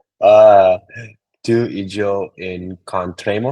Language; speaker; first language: Spanish; non-native, learner; English